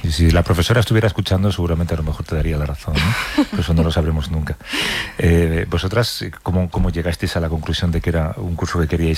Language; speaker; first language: Spanish; native; Spanish